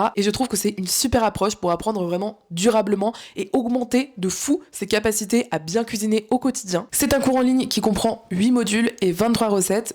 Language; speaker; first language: French; native; French